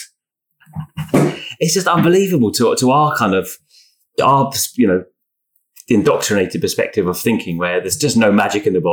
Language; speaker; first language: English; native; English